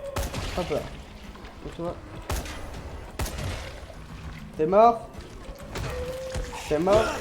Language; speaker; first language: French; native; French